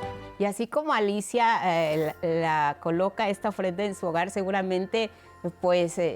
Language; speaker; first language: Spanish; native; Spanish